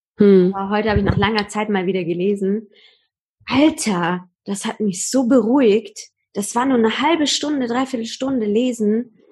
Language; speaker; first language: German; early bilingual, other home language; Persian